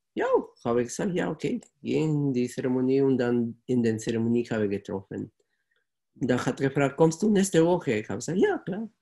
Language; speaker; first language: German; non-native, fluent; Spanish